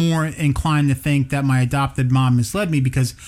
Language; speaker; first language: English; native; English